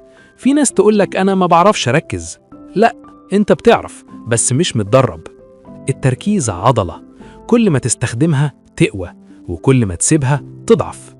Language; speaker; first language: Arabic; native; Arabic